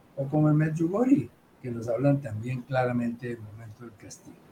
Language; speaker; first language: Spanish; native; Spanish